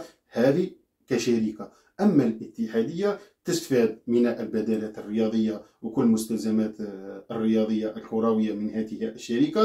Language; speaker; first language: Arabic; native; Arabic